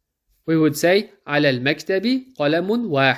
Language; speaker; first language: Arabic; non-native, fluent; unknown